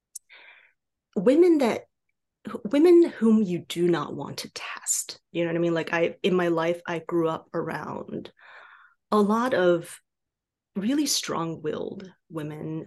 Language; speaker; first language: English; non-native, fluent; Chinese